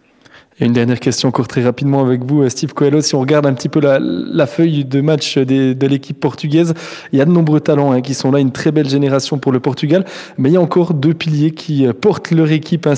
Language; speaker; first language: French; native; French